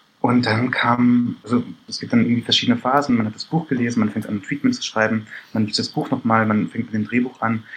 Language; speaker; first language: German; early bilingual, other home language; Persian